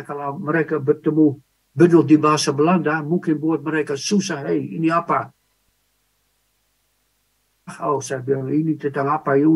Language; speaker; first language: Indonesian; non-native, fluent; Dutch